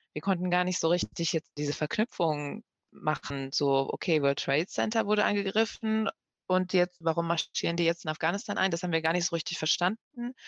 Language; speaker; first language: German; early bilingual, other home language; Persian